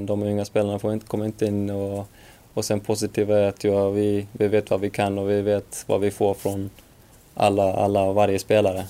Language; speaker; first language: Swedish; non-native, fluent; Icelandic